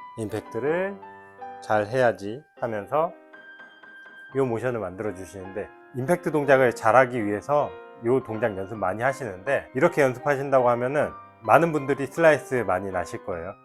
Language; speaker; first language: Korean; native; Korean